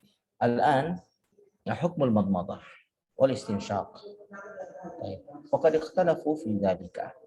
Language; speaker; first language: Arabic; non-native, fluent; Indonesian